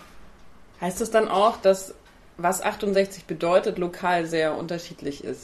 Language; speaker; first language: German; native; German